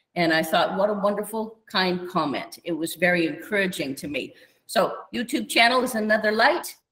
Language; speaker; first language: English; native; English